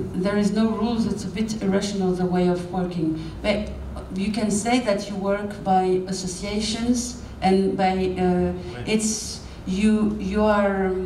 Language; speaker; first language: English; non-native, fluent; Romanian